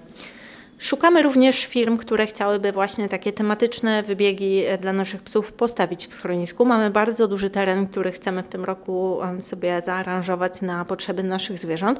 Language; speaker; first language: Polish; native; Polish